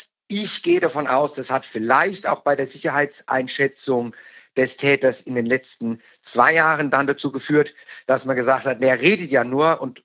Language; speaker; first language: German; native; German